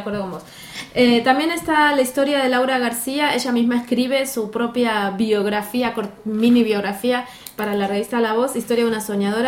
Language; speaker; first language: Spanish; native; Spanish